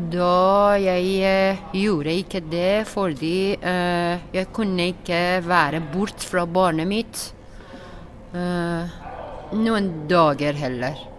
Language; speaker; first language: Norwegian; non-native, learner; Persian